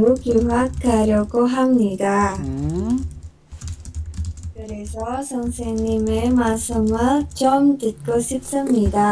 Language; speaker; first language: Korean; non-native, learner; Indonesian